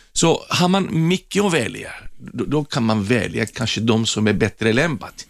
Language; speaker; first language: Swedish; non-native, fluent; Greek